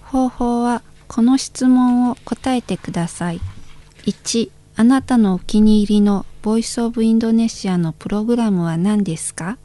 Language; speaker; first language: Japanese; non-native, learner; Indonesian